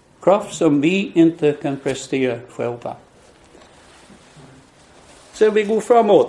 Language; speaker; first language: Swedish; non-native, fluent; English